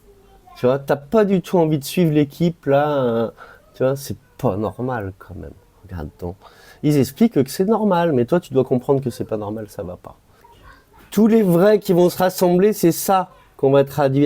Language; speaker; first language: French; native; French